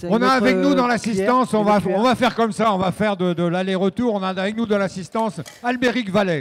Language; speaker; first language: French; native; French